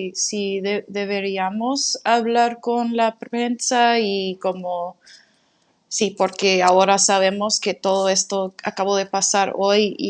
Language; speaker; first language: Spanish; non-native, fluent; English